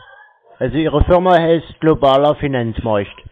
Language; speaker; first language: German; native; German